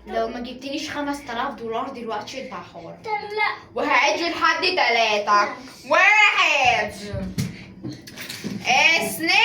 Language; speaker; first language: Arabic; native; Arabic